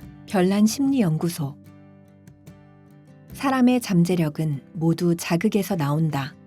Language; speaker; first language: Korean; native; Korean